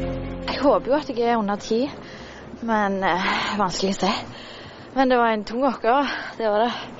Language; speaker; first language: Norwegian; native; Norwegian